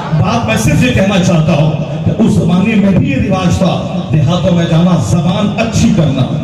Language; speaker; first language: Urdu; native; Urdu